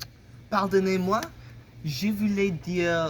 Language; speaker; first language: French; non-native, learner; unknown